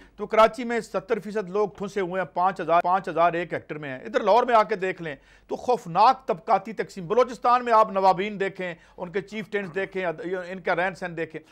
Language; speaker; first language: Urdu; non-native, local second language; Punjabi